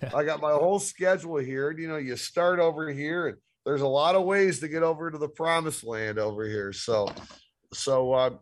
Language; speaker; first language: English; native; English